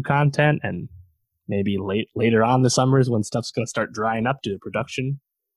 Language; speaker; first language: English; native; English